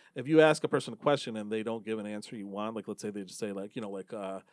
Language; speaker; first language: English; native; English